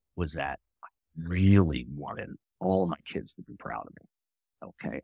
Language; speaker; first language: English; native; English